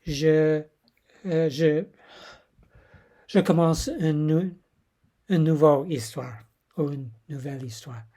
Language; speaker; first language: French; non-native, learner; English